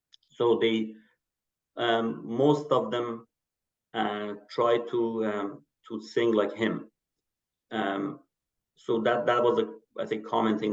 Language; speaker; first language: English; non-native, fluent; Persian